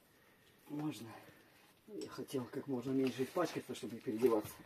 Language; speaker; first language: Russian; native; Russian